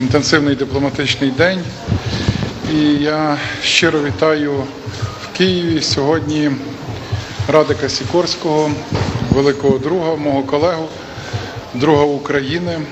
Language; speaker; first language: Ukrainian; native; Ukrainian